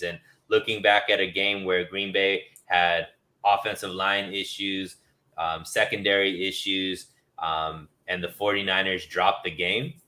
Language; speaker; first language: English; native; English